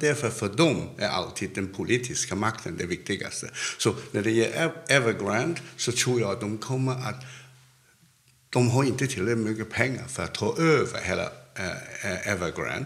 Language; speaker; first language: Swedish; non-native, fluent; Cantonese